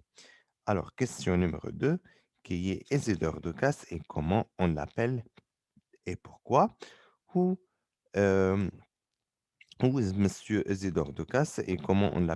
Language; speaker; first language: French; non-native, fluent; Arabic